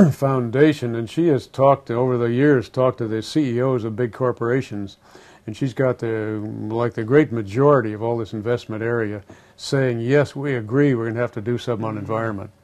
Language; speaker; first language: English; native; English